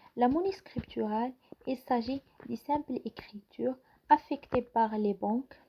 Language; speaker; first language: French; non-native, local second language; Arabic